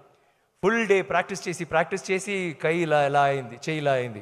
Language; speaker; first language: Telugu; non-native, learner; Tamil